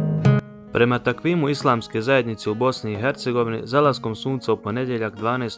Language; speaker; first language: Bosnian; native; Bosnian